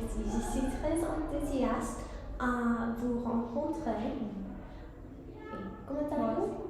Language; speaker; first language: French; non-native, learner; English